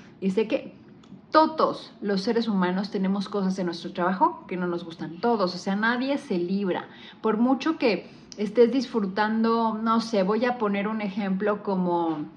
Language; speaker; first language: Spanish; native; Spanish